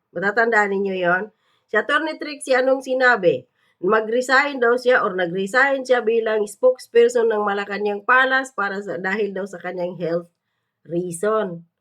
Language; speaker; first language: Filipino; native; Filipino